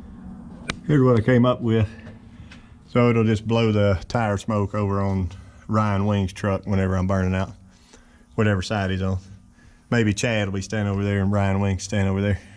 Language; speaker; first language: English; native; English